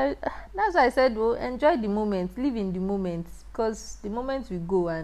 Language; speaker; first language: English; non-native, local second language; Yoruba